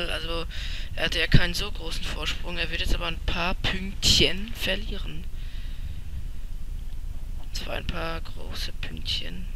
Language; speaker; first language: German; native; German